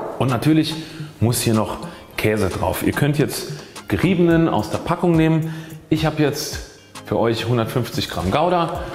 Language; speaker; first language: German; native; German